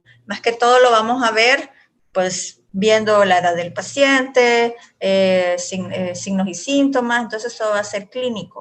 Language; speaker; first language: Spanish; native; Spanish